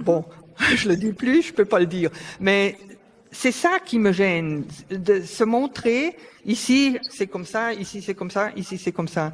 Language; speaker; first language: French; non-native, fluent; German